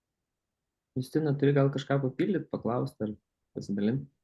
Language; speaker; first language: Lithuanian; native; Lithuanian